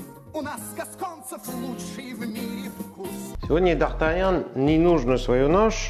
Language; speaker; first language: Russian; non-native, learner; French